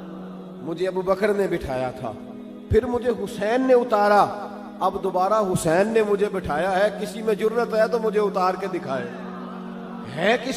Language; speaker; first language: Urdu; native; Urdu